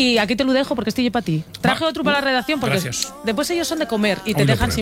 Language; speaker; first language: Spanish; native; Spanish